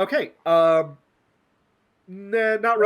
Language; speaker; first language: English; native; English